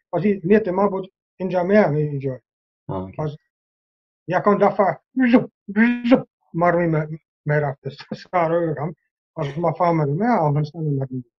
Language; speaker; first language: Persian; non-native, learner; English